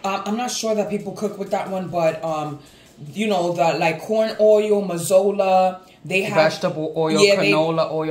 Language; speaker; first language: English; native; English